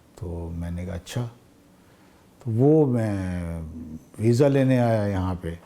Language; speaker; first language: Urdu; native; Urdu